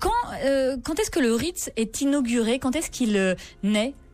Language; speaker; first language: French; native; French